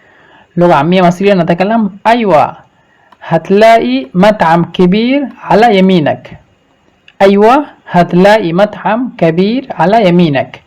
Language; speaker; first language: Arabic; non-native, fluent; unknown